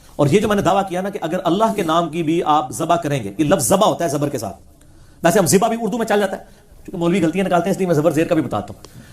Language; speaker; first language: Urdu; non-native, local second language; Punjabi